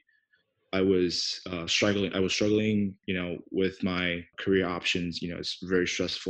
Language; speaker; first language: English; non-native, fluent; Chinese